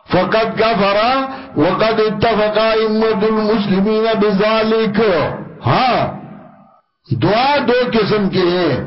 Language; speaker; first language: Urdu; non-native, local second language; Pashto